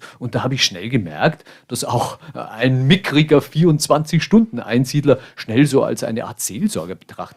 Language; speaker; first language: German; native; German